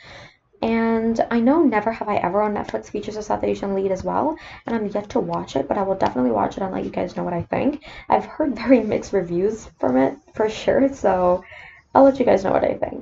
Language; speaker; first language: English; non-native, local second language; Sinhala